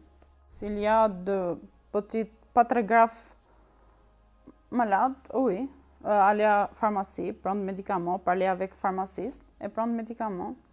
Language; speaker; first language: French; non-native, learner; Albanian